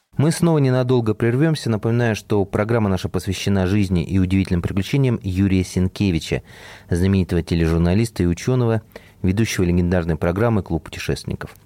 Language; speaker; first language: Russian; native; Russian